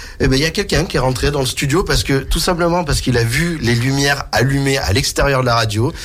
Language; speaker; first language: French; native; French